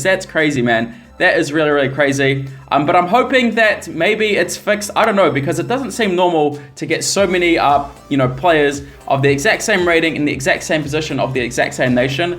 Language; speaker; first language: English; native; English